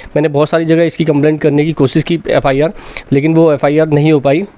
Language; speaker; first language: Hindi; native; Hindi